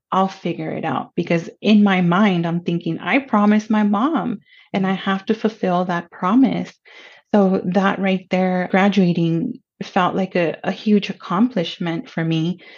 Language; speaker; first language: English; early bilingual, other home language; Spanish